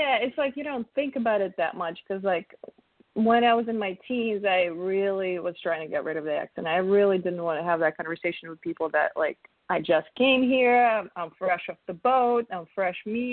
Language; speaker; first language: English; non-native, fluent; Russian